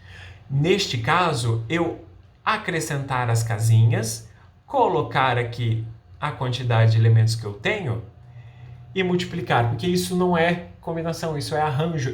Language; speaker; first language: Portuguese; native; Portuguese